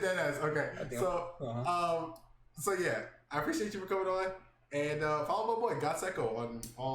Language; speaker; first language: English; native; English